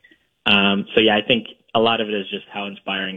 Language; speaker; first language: English; native; English